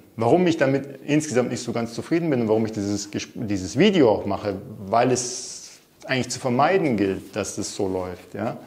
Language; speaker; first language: German; native; German